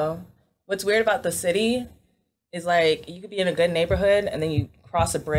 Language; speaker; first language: English; native; English